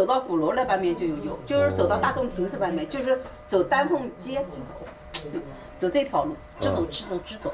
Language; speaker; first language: Chinese; native; Chinese